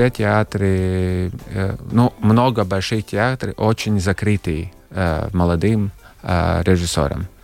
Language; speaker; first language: Russian; non-native, local second language; Latvian